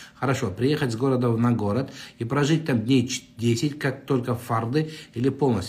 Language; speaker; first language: Russian; non-native, local second language; Kazakh